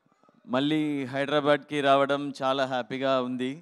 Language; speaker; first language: Telugu; non-native, learner; Tamil